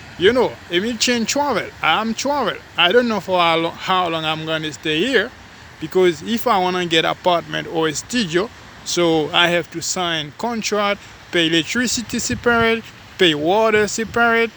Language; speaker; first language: English; non-native, learner; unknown